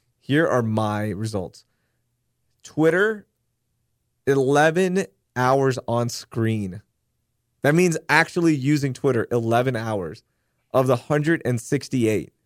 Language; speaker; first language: English; early bilingual, other home language; Urdu